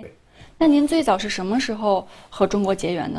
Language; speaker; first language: Chinese; native; Chinese